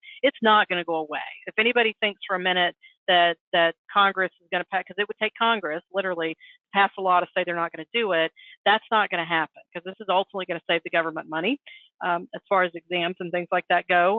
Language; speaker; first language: English; native; English